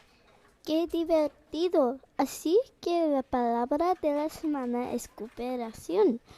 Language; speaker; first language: Spanish; non-native, learner; English